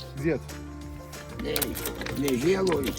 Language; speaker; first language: Ukrainian; non-native, learner; Arabic